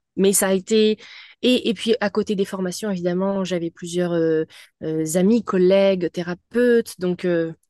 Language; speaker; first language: French; native; French